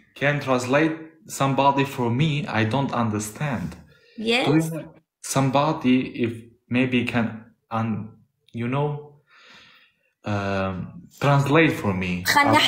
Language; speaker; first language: English; non-native, learner; Albanian